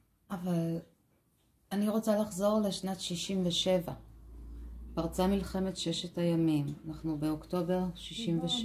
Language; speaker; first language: Hebrew; native; Hebrew